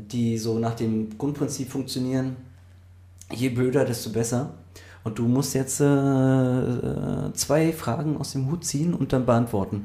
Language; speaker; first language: German; native; German